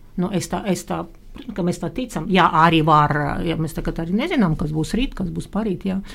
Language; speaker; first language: Latvian; non-native, local second language; Russian